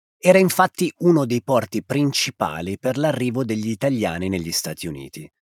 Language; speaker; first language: Italian; native; Italian